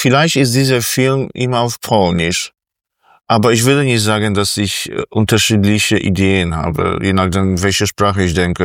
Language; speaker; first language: German; non-native, fluent; Polish